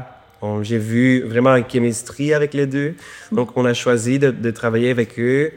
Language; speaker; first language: French; non-native, learner; Dutch